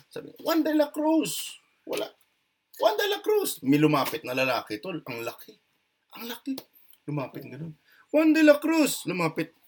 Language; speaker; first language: Filipino; non-native, local second language; Hiligaynon